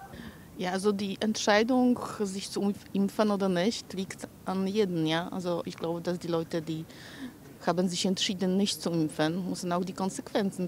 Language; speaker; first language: German; non-native, fluent; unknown